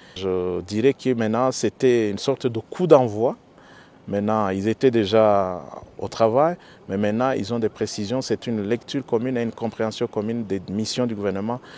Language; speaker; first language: French; non-native, local second language; Rundi